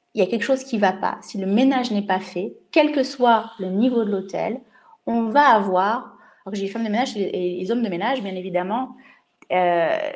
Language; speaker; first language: French; native; French